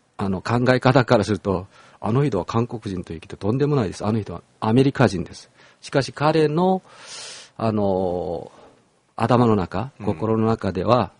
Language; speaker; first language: Japanese; non-native, fluent; Korean